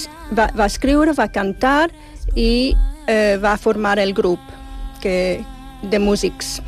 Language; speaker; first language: Catalan; non-native, fluent; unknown